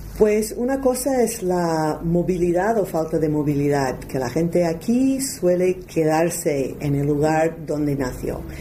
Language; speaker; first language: Spanish; non-native, fluent; English